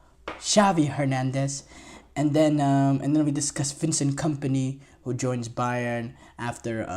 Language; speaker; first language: English; native; English